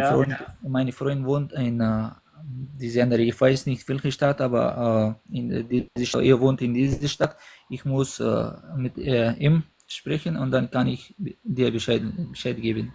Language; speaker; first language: German; non-native, learner; Pashto